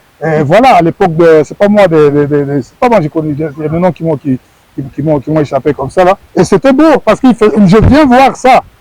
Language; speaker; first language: French; non-native, local second language; Lingala